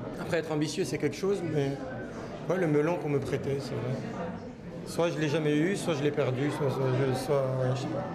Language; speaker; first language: French; native; French